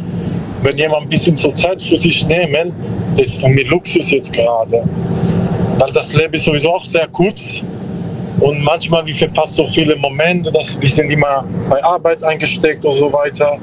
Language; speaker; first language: German; non-native, learner; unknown